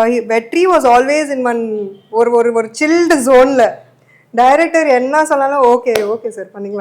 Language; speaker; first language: Tamil; non-native, fluent; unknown